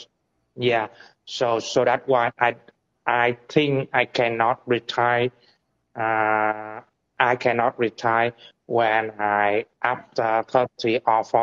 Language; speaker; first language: English; non-native, learner; Vietnamese